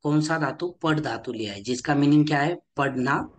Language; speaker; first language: Hindi; non-native, local second language; Marathi